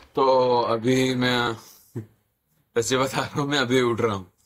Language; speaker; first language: Hindi; non-native, local second language; Odia